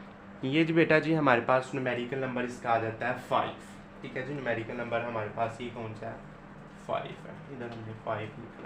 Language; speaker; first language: Hindi; non-native, local second language; Punjabi